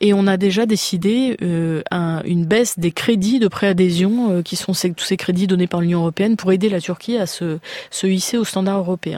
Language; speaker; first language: French; native; French